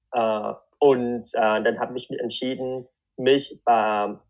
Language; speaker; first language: German; non-native, fluent; Vietnamese